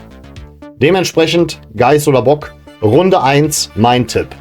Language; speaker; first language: German; native; German